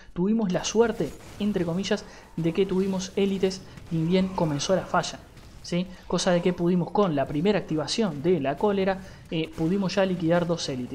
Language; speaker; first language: Spanish; native; Spanish